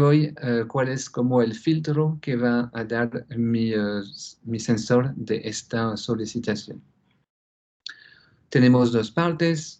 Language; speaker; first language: Spanish; non-native, fluent; French